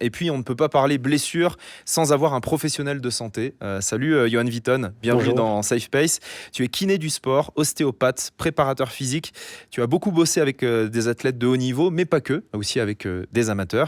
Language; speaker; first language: French; native; French